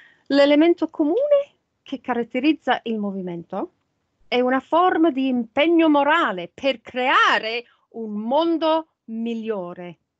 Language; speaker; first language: Italian; non-native, fluent; English